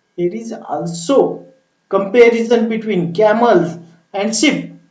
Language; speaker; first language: English; non-native, local second language; Marathi